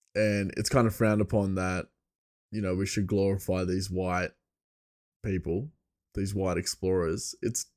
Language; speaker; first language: English; native; English